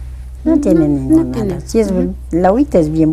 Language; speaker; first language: Spanish; non-native, local second language; Quechua